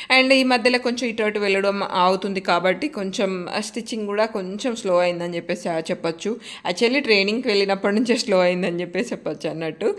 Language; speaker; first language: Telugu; non-native, local second language; Lambadi